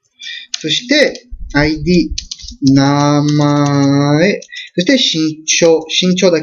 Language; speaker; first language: Japanese; non-native, fluent; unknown